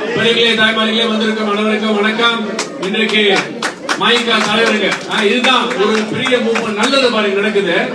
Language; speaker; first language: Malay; non-native, local second language; Tamil